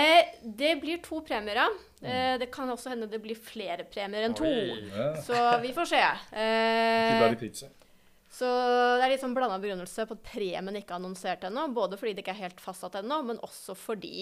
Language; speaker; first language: Norwegian; native; Norwegian